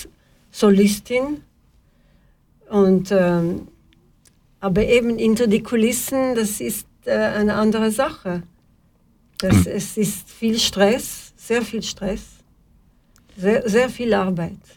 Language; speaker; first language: German; non-native, fluent; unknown